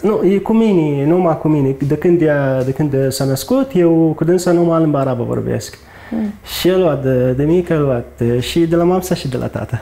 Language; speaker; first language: Romanian; non-native, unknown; Arabic